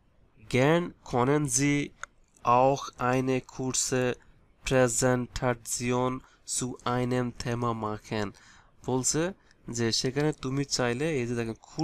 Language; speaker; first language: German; non-native, fluent; Bangla